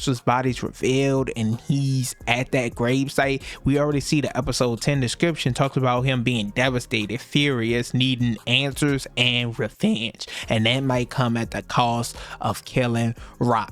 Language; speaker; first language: English; native; English